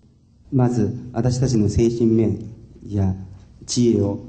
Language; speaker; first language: Japanese; non-native, fluent; Chinese